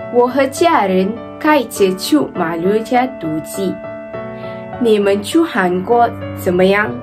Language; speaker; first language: Chinese; non-native, learner; Malay